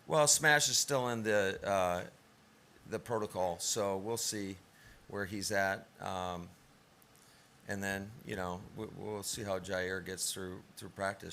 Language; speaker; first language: English; native; English